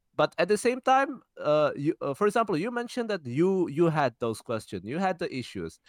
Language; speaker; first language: English; early bilingual, heritage; Czech